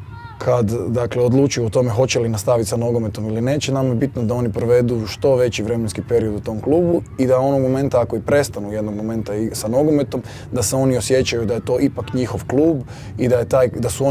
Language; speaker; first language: Croatian; native; Croatian